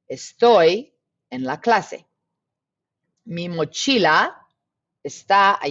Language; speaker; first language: Spanish; non-native, fluent; English